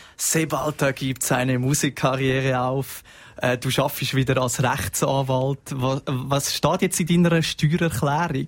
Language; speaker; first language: German; native; German